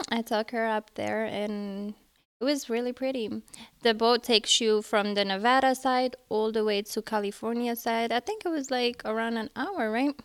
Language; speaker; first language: English; early bilingual, other home language; Arabic